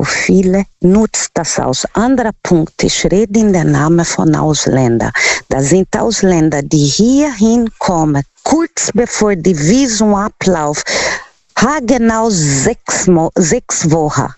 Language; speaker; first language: German; non-native, learner; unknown